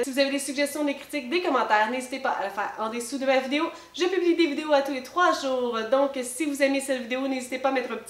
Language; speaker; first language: French; native; French